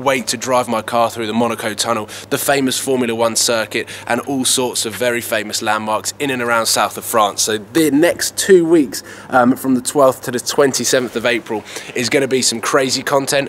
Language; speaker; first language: English; native; English